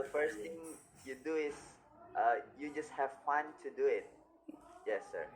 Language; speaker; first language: English; non-native, learner; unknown